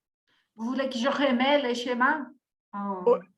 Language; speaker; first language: French; non-native, fluent; Portuguese